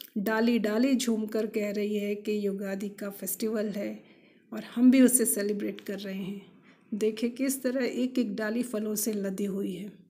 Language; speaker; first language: Hindi; non-native, local second language; Kannada